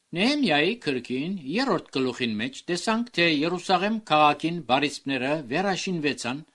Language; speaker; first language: Armenian; early bilingual, heritage; Armenian